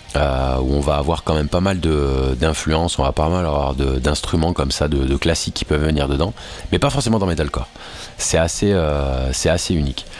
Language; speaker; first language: French; native; French